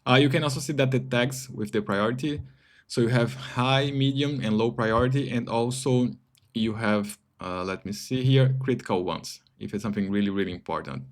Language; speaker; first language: English; non-native, fluent; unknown